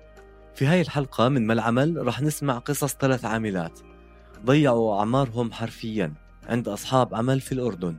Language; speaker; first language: Arabic; native; Arabic